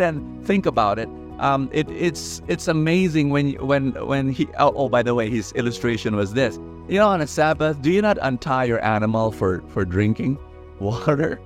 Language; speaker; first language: English; non-native, local second language; Filipino